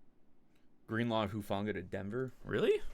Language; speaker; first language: English; native; English